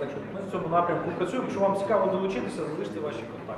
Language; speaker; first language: Ukrainian; native; Ukrainian